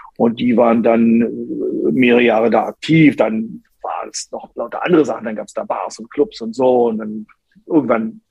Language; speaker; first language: German; non-native, local second language; English